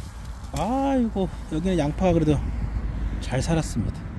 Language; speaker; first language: Korean; native; Korean